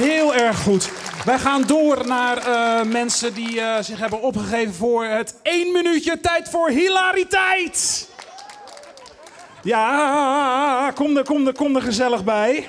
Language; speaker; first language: Dutch; native; Dutch